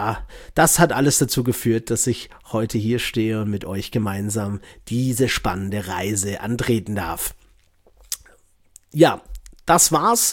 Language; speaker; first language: German; native; German